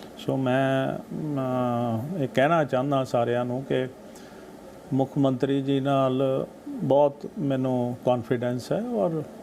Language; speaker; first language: Punjabi; native; Punjabi